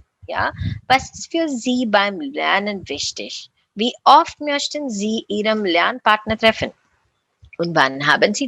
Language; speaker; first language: German; non-native, learner; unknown